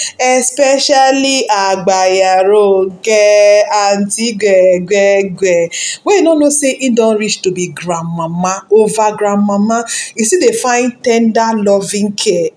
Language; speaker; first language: Nigerian Pidgin; non-native, local second language; Yoruba